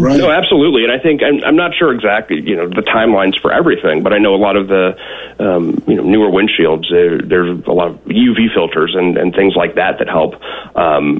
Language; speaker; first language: English; native; English